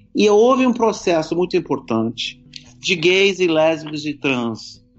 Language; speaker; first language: Portuguese; non-native, fluent; English